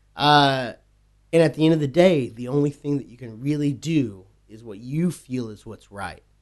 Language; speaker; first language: English; native; English